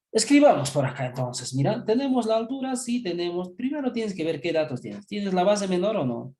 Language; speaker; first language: Spanish; native; Spanish